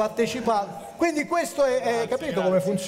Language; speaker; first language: Italian; native; Italian